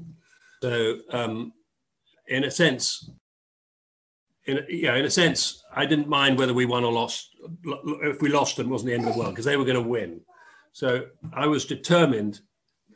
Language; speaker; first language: English; native; English